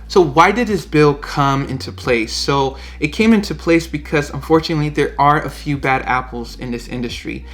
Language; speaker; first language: English; native; English